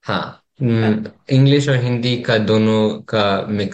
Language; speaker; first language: Hindi; early bilingual, heritage; English